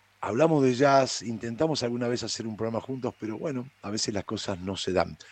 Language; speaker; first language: Spanish; native; Spanish